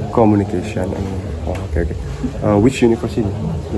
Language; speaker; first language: English; non-native, learner; Indonesian